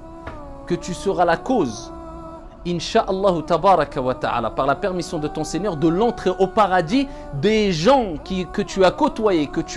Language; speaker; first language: French; native; French